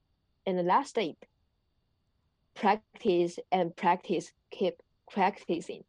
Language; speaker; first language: English; non-native, learner; Chinese